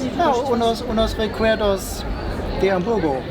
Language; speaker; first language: Spanish; non-native, learner; German